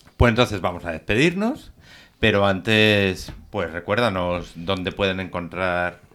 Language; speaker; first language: Spanish; native; Spanish